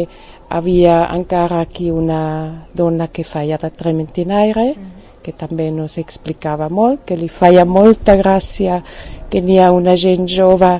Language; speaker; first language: Catalan; non-native, fluent; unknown